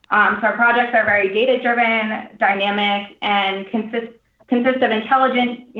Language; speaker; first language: English; native; English